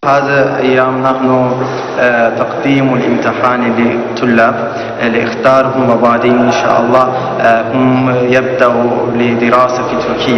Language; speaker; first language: Arabic; non-native, learner; Turkish